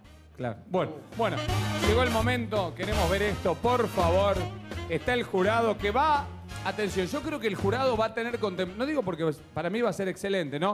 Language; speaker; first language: Spanish; native; Spanish